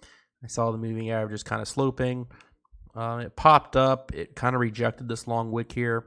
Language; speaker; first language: English; native; English